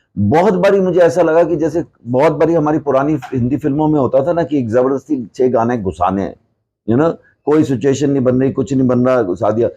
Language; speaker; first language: Hindi; non-native, local second language; Punjabi